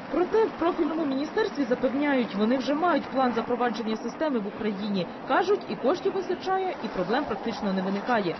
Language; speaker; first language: Ukrainian; native; Ukrainian